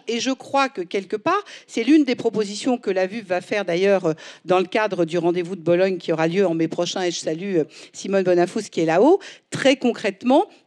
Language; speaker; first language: French; native; French